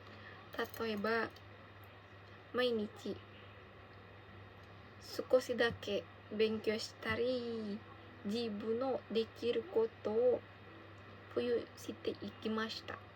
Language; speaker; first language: Japanese; non-native, learner; Indonesian